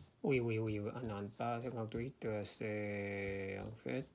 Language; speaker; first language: French; non-native, learner; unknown